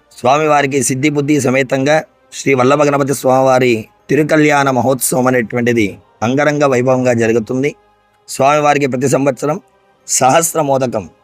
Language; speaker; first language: Telugu; native; Telugu